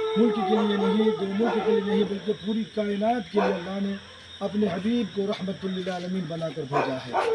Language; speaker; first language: Urdu; native; Urdu